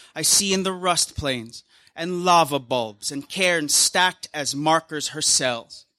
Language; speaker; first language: English; native; English